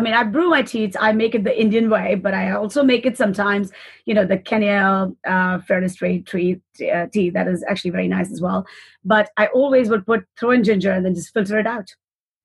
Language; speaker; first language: English; non-native, local second language; Hindi